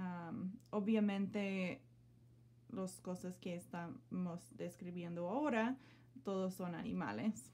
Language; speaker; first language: Spanish; non-native, learner; English